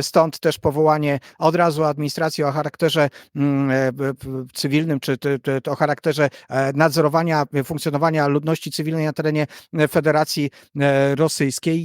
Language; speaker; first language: Polish; native; Polish